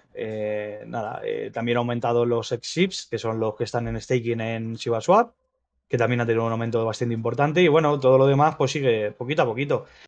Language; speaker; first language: Spanish; native; Spanish